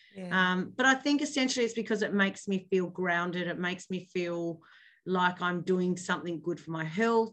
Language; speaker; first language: English; native; English